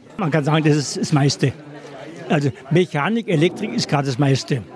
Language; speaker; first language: German; native; German